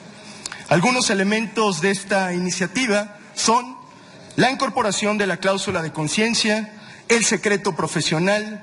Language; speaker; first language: Spanish; native; Spanish